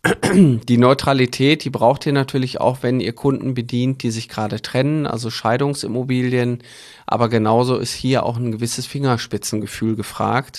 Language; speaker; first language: German; native; German